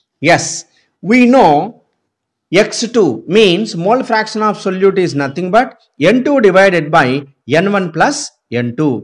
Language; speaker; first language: English; non-native, local second language; Telugu